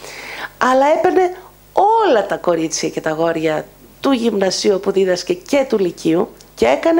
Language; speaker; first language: Greek; native; Greek